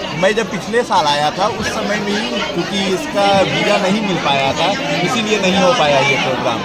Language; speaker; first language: Hindi; native; Hindi